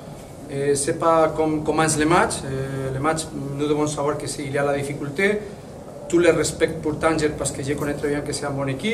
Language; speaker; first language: French; non-native, fluent; Spanish